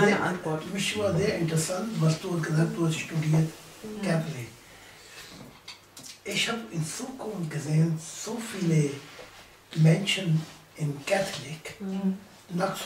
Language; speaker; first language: German; non-native, learner; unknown